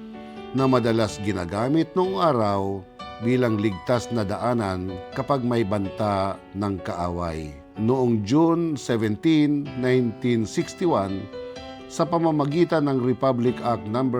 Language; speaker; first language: Filipino; non-native, local second language; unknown